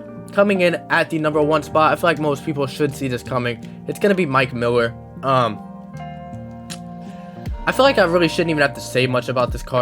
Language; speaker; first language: English; native; English